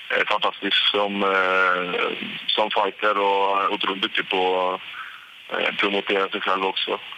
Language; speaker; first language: Swedish; native; Swedish